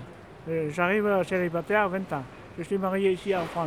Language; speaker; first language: French; non-native, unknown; Hmong